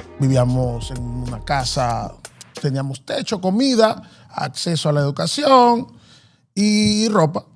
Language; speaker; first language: Spanish; native; Spanish